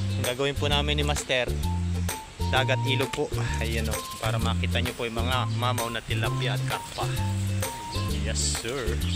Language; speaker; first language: Filipino; native; Filipino